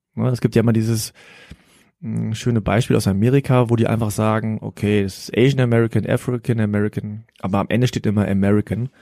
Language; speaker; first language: German; native; German